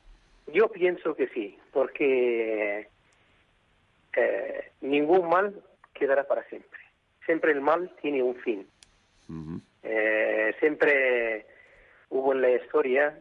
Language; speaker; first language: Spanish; non-native, fluent; Arabic